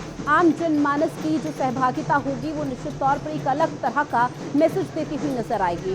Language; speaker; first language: Hindi; native; Hindi